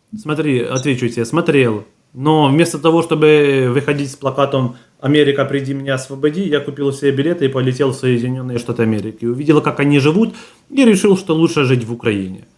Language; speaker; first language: Russian; native; Russian